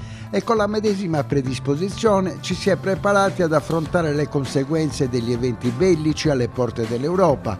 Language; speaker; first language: Italian; native; Italian